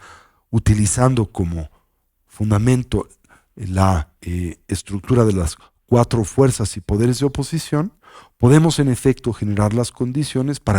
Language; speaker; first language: Spanish; native; Spanish